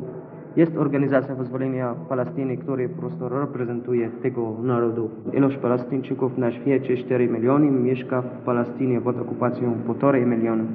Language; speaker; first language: Polish; non-native, fluent; Arabic